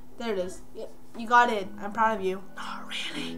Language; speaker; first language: English; native; English